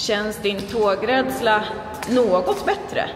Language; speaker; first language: Swedish; native; Swedish